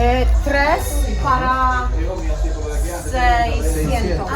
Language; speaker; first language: Spanish; non-native, learner; Polish